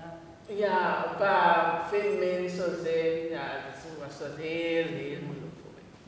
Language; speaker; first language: Dutch; non-native, learner; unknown